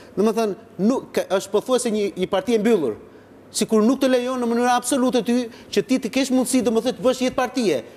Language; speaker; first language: Albanian; native; Albanian